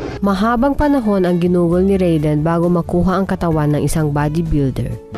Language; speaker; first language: Filipino; non-native, local second language; Iloko